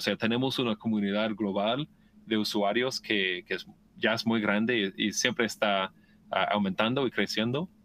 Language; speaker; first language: Spanish; non-native, fluent; English